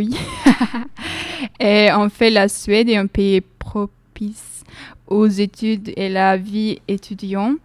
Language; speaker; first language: French; non-native, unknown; Swedish